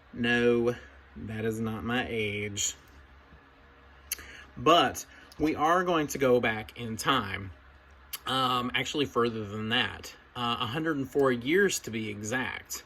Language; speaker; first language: English; native; English